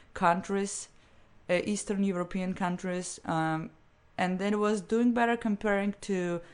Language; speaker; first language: English; non-native, fluent; Russian